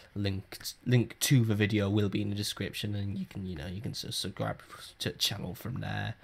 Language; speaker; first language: English; native; English